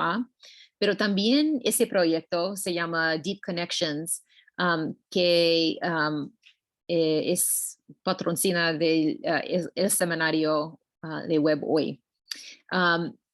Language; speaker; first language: Spanish; non-native, learner; English